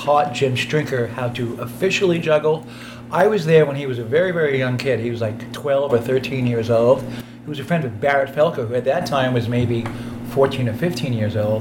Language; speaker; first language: English; native; English